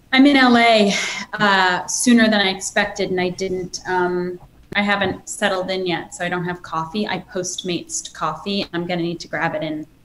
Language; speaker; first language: English; native; English